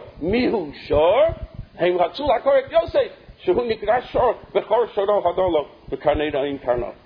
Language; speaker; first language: Hebrew; non-native, fluent; English